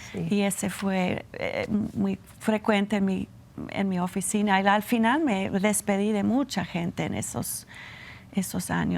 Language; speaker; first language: Spanish; non-native, fluent; English